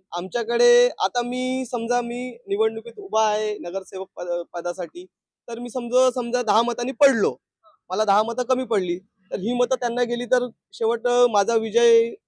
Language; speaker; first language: Marathi; native; Marathi